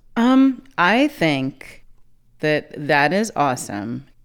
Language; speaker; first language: English; native; English